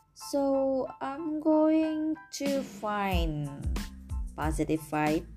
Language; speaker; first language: English; non-native, fluent; Indonesian